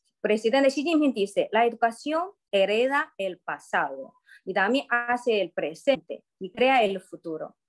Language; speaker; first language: Spanish; non-native, fluent; Chinese